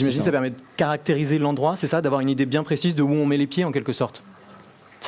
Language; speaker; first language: French; native; French